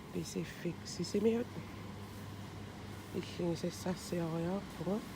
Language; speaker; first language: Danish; non-native, local second language; Kalaallisut